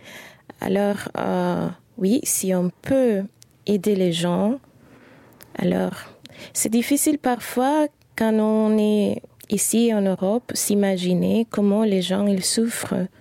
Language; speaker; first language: French; non-native, fluent; Spanish